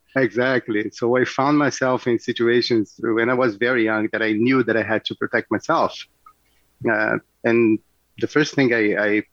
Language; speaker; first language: English; non-native, fluent; Portuguese